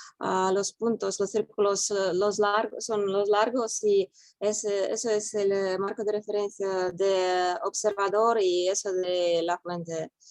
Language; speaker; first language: Spanish; non-native, fluent; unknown